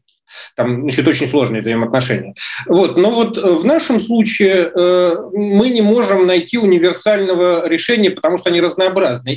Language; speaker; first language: Russian; native; Russian